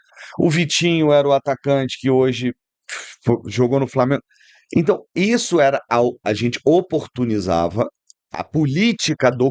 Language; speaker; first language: Portuguese; native; Portuguese